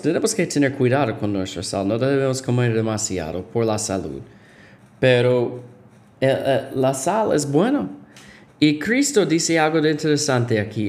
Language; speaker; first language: Spanish; non-native, fluent; English